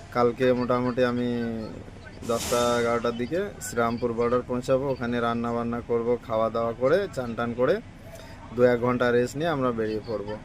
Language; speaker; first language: Bangla; non-native, local second language; Santali